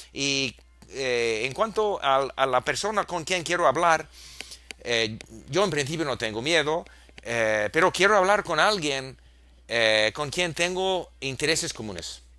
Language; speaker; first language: Spanish; non-native, fluent; English